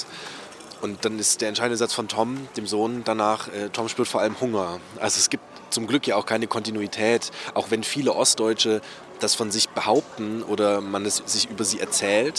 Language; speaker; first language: German; native; German